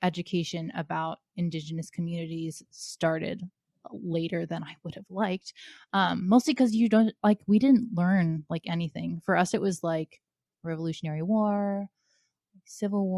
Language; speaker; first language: English; native; English